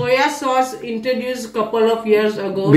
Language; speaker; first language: English; non-native, local second language; Gujarati